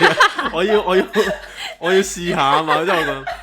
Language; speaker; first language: Cantonese; native; Cantonese